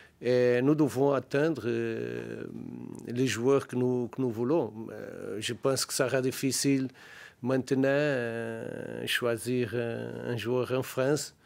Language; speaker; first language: French; non-native, learner; Portuguese